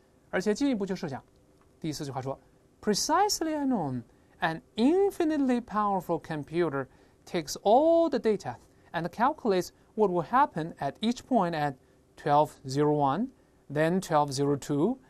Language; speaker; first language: English; non-native, fluent; Chinese